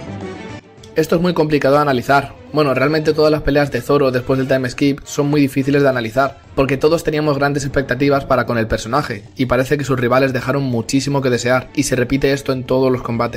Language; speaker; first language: Spanish; native; Spanish